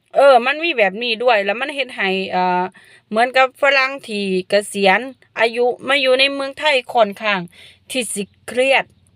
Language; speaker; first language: Thai; non-native, local second language; Northeastern Thai